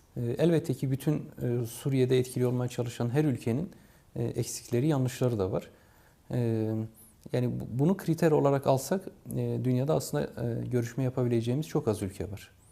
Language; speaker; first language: Turkish; non-native, local second language; Kurdish